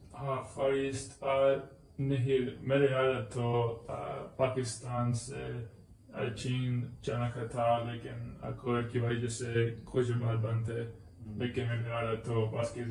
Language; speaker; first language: Hindi; non-native, learner; English